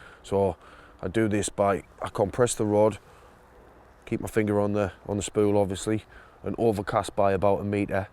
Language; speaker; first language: English; native; English